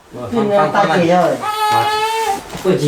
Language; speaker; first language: Chinese; non-native, local second language; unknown